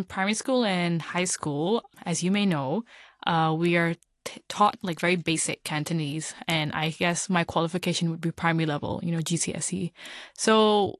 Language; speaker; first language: English; non-native, local second language; Punjabi